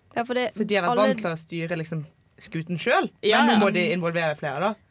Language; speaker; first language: Norwegian; native; Norwegian